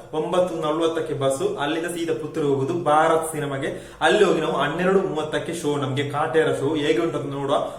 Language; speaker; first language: Kannada; native; Kannada